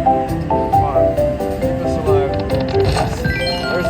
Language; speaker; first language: English; native; English